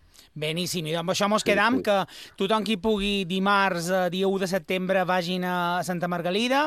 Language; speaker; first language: Catalan; native; Catalan